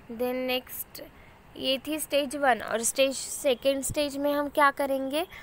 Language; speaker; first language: Hindi; non-native, local second language; Marathi